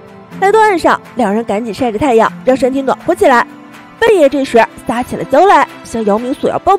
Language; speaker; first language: Chinese; native; Chinese